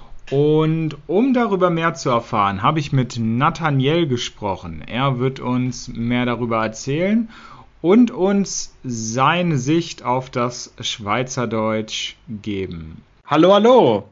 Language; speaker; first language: German; native; German